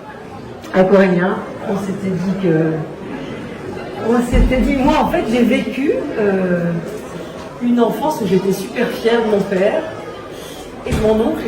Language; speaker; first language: French; native; French